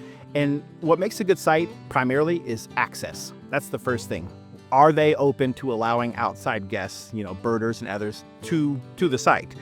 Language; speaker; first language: English; native; English